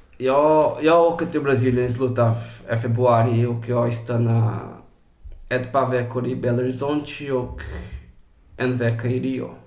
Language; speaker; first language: Swedish; non-native, fluent; Portuguese